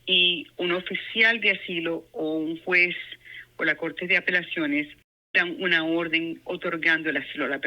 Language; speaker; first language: Spanish; non-native, local second language; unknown